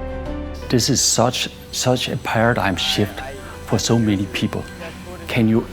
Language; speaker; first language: English; non-native, fluent; Danish